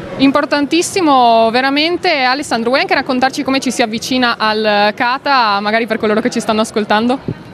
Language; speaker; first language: Italian; native; Italian